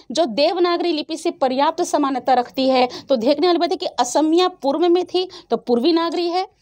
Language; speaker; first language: Hindi; native; Hindi